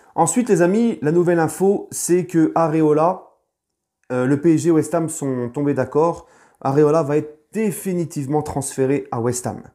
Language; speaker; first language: French; native; French